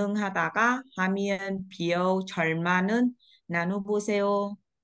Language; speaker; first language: Korean; non-native, learner; Vietnamese